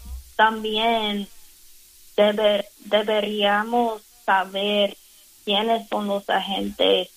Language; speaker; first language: Spanish; non-native, fluent; English